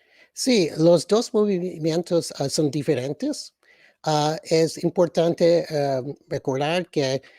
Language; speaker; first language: Spanish; early bilingual, other home language; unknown